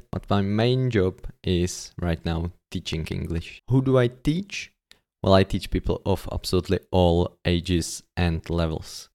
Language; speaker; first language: English; non-native, fluent; Czech